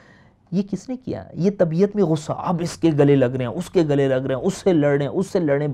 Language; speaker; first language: Urdu; native; Urdu